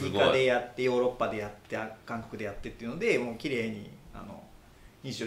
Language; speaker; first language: Japanese; native; Japanese